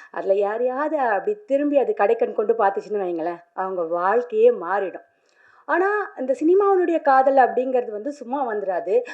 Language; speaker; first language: Tamil; native; Tamil